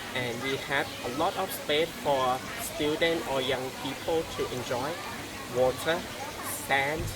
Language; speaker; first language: English; non-native, fluent; Thai